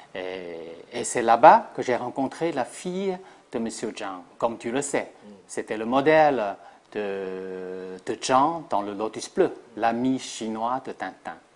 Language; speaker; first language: French; non-native, fluent; Chinese